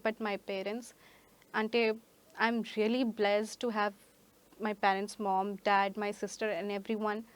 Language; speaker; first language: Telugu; non-native, learner; Hindi